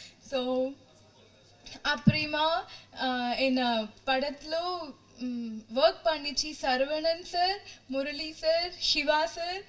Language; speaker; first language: Tamil; non-native, learner; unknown